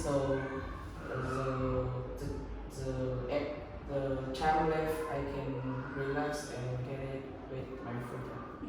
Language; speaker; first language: English; non-native, learner; Vietnamese